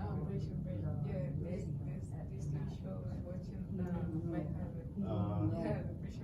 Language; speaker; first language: English; non-native, learner; Spanish